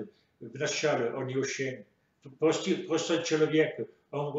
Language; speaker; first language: Russian; non-native, fluent; French